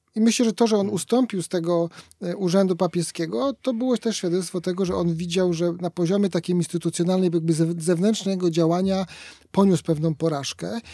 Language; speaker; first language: Polish; native; Polish